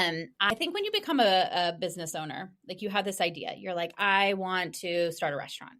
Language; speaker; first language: English; native; English